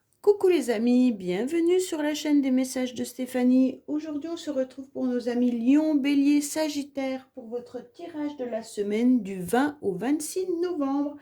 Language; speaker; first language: French; native; French